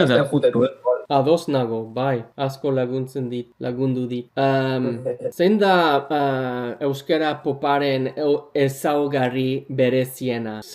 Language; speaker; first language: Basque; non-native, learner; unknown